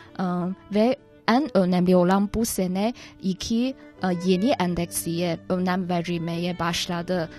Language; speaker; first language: Turkish; non-native, fluent; Chinese